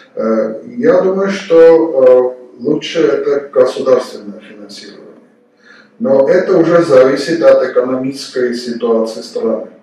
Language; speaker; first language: Russian; non-native, local second language; Armenian